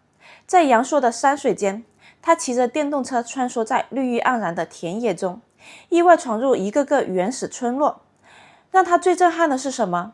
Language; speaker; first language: Chinese; native; Chinese